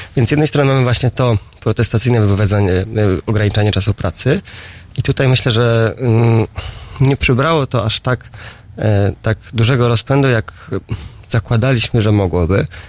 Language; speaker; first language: Polish; native; Polish